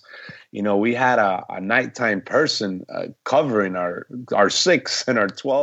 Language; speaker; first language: English; early bilingual, other home language; Spanish